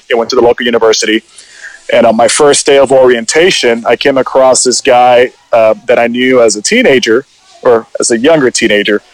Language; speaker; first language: English; early bilingual, other home language; Spanish